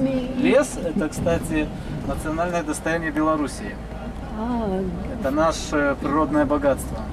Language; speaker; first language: Russian; native; Russian